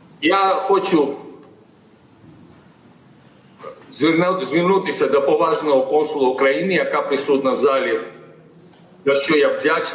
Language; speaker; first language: Ukrainian; non-native, fluent; Georgian